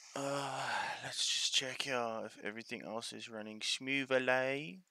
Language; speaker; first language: English; non-native, local second language; Afrikaans